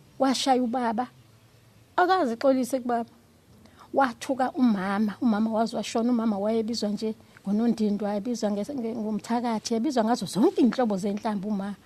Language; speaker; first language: Zulu; native; Zulu